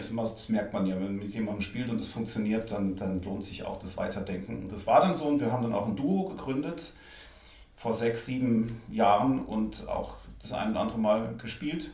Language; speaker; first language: German; native; German